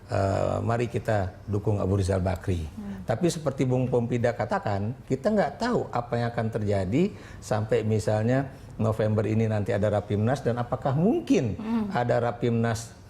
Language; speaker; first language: Indonesian; native; Indonesian